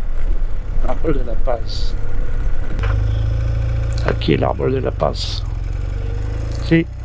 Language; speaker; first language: Spanish; non-native, learner; French